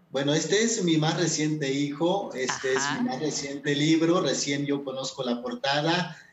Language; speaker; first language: Spanish; non-native, local second language; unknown